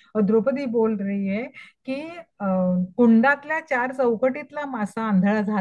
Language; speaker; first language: Hindi; non-native, local second language; Marathi